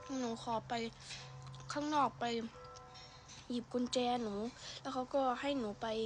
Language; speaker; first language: Thai; early bilingual, heritage; Thai